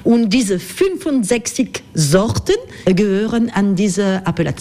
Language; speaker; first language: German; non-native, fluent; French